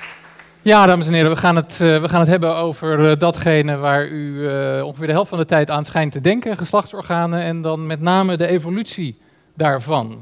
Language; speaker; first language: Dutch; native; Dutch